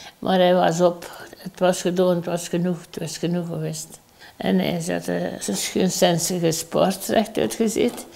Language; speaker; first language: Dutch; native; Dutch